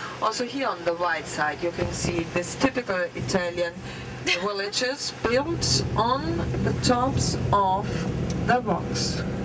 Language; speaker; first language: English; non-native, fluent; Italian